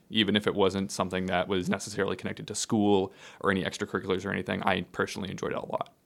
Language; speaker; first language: English; native; English